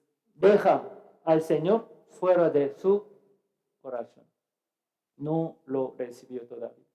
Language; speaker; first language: Spanish; non-native, fluent; Korean